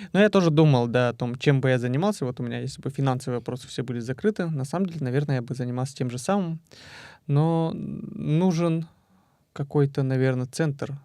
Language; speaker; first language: Russian; native; Russian